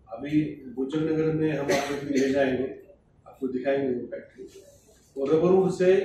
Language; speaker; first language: Hindi; non-native, local second language; Bangla